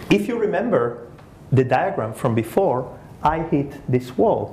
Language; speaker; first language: English; early bilingual, other home language; Spanish